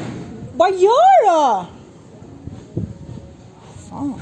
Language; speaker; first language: Swedish; non-native, fluent; Cebuano